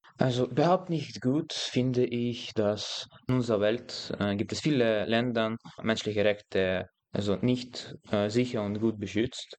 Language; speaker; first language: German; non-native, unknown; Russian